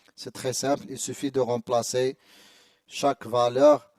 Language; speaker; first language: French; non-native, local second language; Arabic